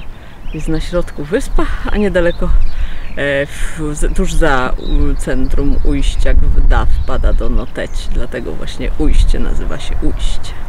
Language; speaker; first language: Polish; native; Polish